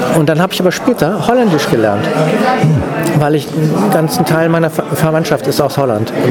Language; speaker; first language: German; native; German